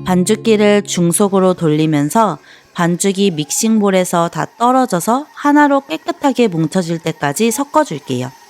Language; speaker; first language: Korean; native; Korean